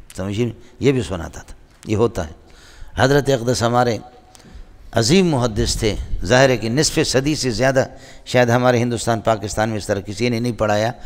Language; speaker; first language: Urdu; non-native, local second language; Brahui